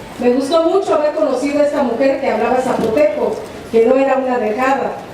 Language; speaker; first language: Spanish; native; Spanish